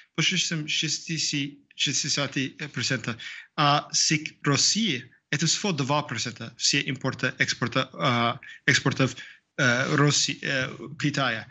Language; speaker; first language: Russian; non-native, fluent; English